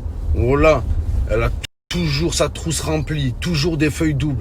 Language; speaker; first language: French; native; French